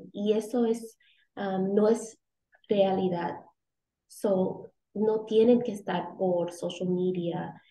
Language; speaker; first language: Spanish; early bilingual, heritage; Spanish